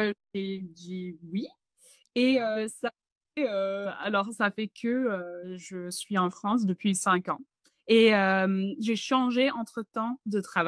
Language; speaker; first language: French; non-native, fluent; English